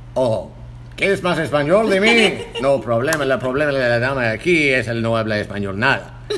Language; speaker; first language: Spanish; non-native, learner; English